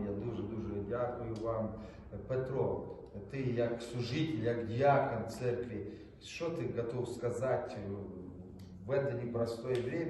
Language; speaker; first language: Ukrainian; non-native, local second language; Russian